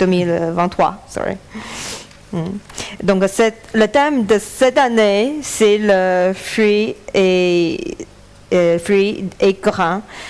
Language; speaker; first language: French; non-native, learner; Chinese